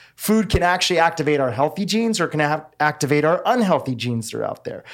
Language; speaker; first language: English; native; English